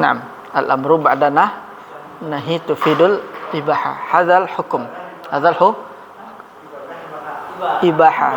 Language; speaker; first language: Arabic; non-native, fluent; Indonesian